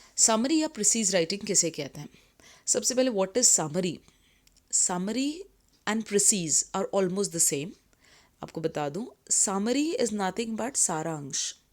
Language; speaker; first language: Hindi; native; Hindi